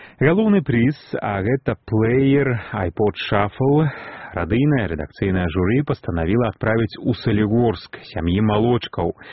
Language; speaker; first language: Belarusian; native; Belarusian